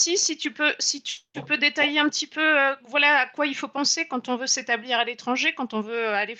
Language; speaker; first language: French; native; French